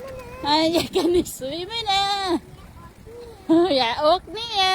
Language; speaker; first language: Dutch; non-native, learner; Filipino